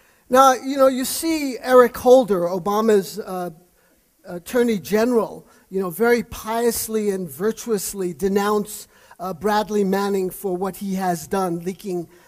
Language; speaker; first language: English; native; English